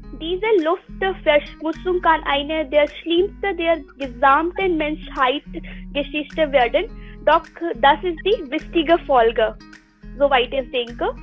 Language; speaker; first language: German; non-native, learner; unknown